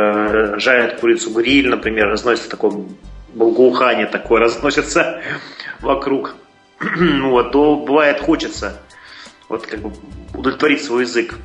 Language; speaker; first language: Russian; native; Russian